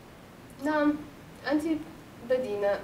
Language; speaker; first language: Arabic; non-native, learner; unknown